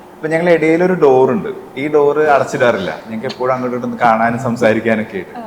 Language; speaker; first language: Malayalam; native; Malayalam